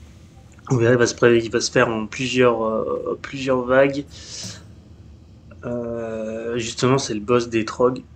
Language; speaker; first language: French; native; French